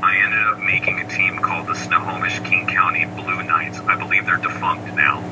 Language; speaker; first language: English; native; English